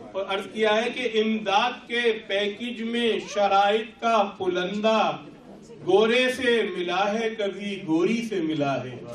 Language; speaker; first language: Urdu; native; Urdu